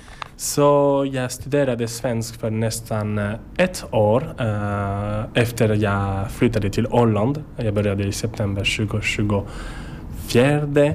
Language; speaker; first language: Swedish; non-native, learner; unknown